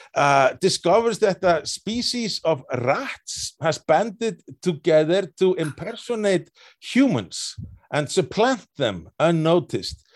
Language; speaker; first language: English; non-native, fluent; Icelandic